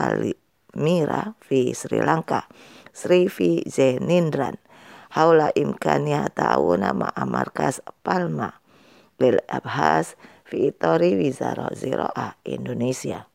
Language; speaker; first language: Arabic; non-native, fluent; Indonesian